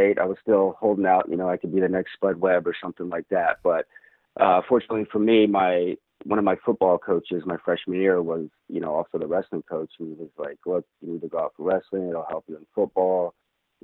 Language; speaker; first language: English; native; English